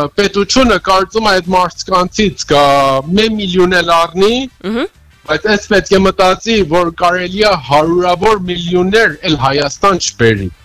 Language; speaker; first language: Armenian; early bilingual, heritage; Armenian